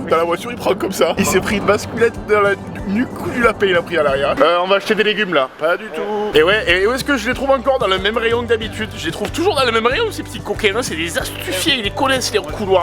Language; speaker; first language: French; native; French